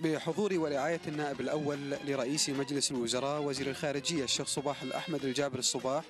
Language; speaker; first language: Arabic; native; Arabic